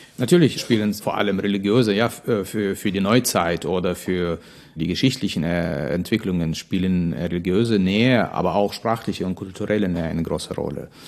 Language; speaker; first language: German; non-native, fluent; Russian